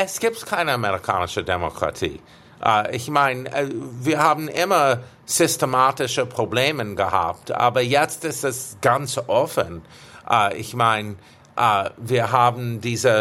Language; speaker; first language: German; non-native, fluent; English